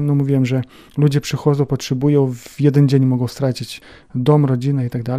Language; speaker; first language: Polish; non-native, fluent; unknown